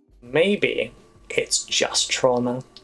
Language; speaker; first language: English; native; English